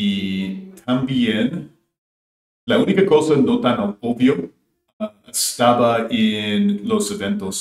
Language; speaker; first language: Spanish; non-native, fluent; English